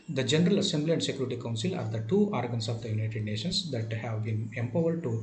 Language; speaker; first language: English; non-native, local second language; Kannada